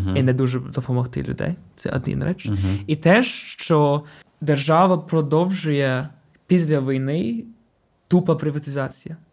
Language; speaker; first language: Ukrainian; non-native, fluent; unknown